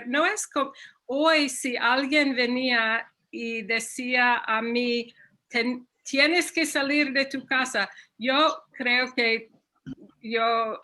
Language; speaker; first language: Spanish; non-native, fluent; English